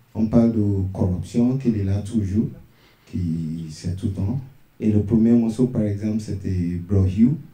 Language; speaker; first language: French; non-native, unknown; Yoruba